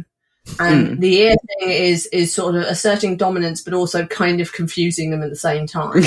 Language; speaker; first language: English; native; English